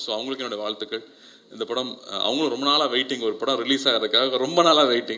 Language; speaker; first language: Tamil; native; Tamil